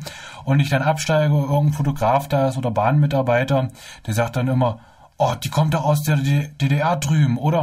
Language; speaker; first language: German; native; German